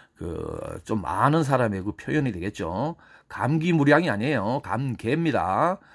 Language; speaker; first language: Korean; native; Korean